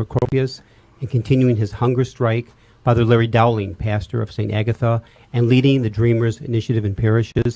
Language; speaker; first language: English; native; English